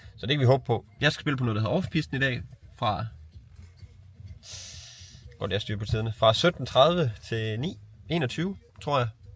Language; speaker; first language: Danish; native; Danish